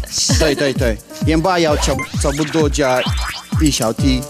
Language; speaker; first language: Chinese; non-native, fluent; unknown